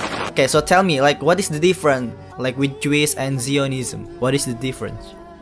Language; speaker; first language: English; non-native, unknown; Indonesian